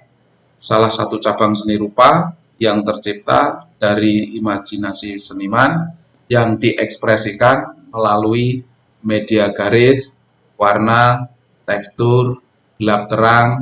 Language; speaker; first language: Indonesian; non-native, local second language; Javanese